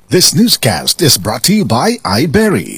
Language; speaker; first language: English; non-native, local second language; Hiligaynon